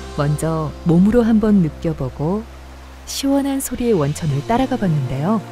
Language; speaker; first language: Korean; native; Korean